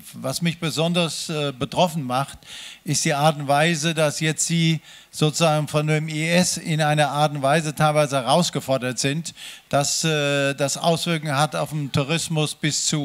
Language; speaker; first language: German; native; German